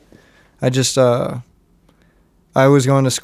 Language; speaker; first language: English; native; English